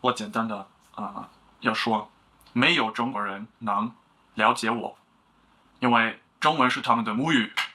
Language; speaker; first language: Chinese; non-native, learner; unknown